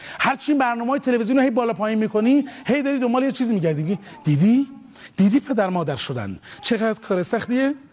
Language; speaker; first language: Persian; native; Persian